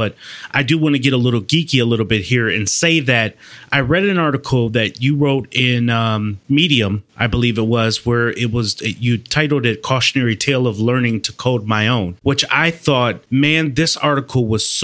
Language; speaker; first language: English; native; English